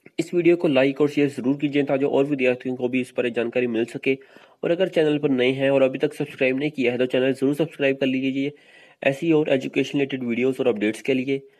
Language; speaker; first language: Hindi; non-native, local second language; Punjabi